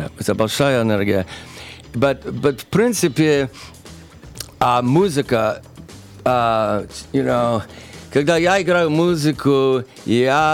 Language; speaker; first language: Russian; non-native, learner; English